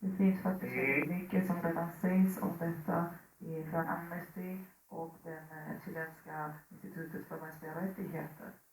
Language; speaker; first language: Swedish; early bilingual, other home language; Spanish